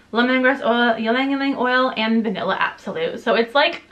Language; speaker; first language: English; native; English